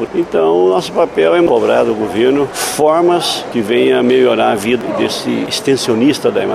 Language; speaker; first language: Portuguese; native; Portuguese